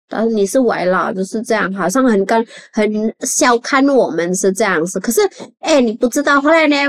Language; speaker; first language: Chinese; non-native, fluent; Javanese